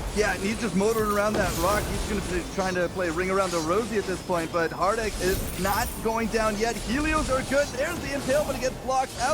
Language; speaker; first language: English; native; English